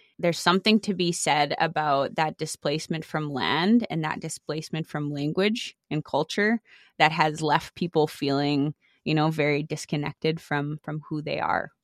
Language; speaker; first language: English; native; English